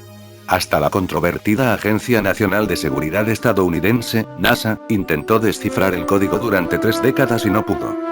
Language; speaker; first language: Spanish; native; Spanish